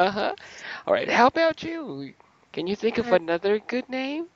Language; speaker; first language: English; non-native, fluent; Russian